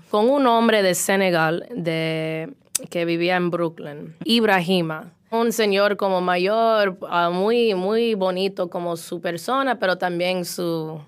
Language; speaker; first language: Spanish; early bilingual, heritage; Spanish